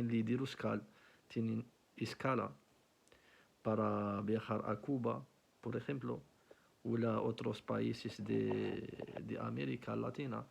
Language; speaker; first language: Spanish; non-native, learner; Arabic